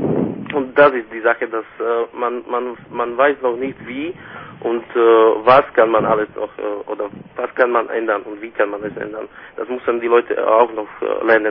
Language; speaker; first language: German; non-native, fluent; Slovak